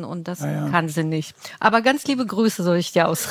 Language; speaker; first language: German; native; German